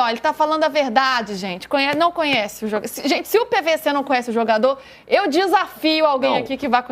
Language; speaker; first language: Portuguese; native; Portuguese